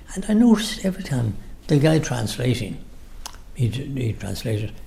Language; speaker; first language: English; native; English